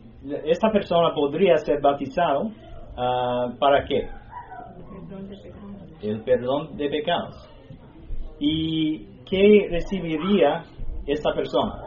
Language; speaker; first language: Spanish; non-native, fluent; English